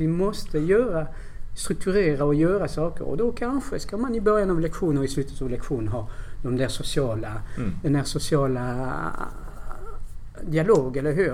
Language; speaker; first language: Swedish; non-native, fluent; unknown